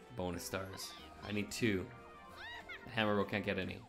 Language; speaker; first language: English; native; English